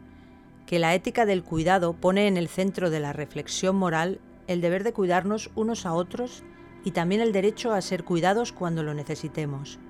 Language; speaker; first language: Spanish; native; Spanish